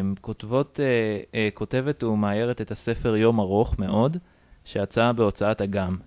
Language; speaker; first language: Hebrew; native; Hebrew